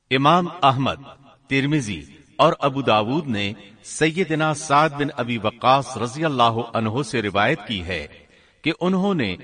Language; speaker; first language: Urdu; native; Urdu